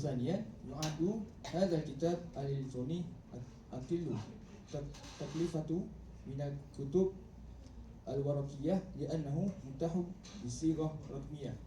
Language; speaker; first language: Arabic; non-native, learner; Malay